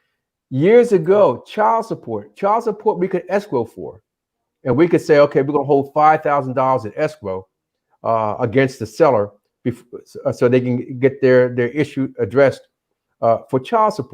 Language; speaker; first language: English; native; English